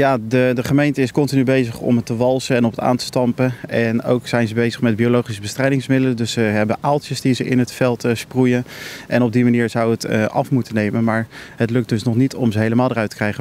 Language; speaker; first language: Dutch; native; Dutch